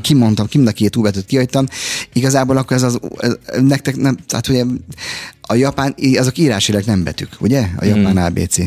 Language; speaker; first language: Hungarian; native; Hungarian